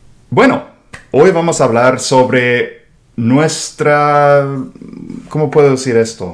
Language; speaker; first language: Spanish; non-native, fluent; English